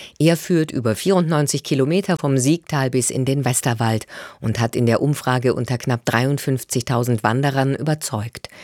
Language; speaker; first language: German; native; German